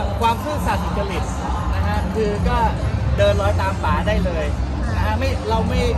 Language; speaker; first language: Thai; native; Thai